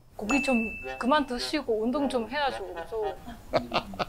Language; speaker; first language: Korean; non-native, learner; Vietnamese